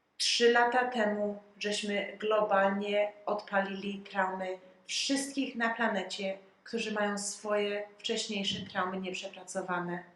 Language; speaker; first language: Polish; early bilingual, heritage; Polish